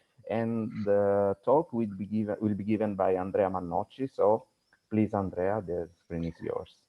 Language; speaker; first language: English; non-native, fluent; Italian